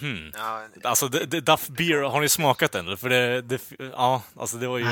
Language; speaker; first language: Swedish; native; Swedish